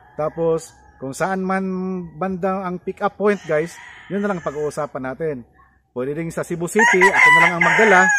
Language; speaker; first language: Filipino; non-native, local second language; Cebuano